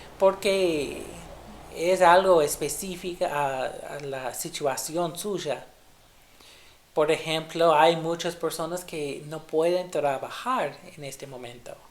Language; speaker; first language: Spanish; non-native, fluent; English